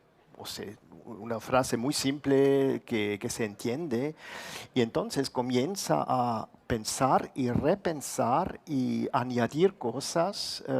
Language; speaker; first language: Spanish; non-native, fluent; German